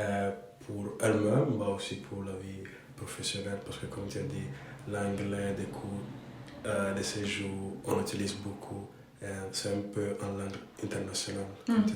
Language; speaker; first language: French; non-native, fluent; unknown